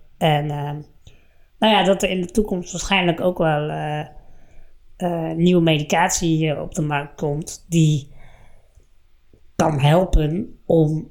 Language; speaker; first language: Dutch; native; Dutch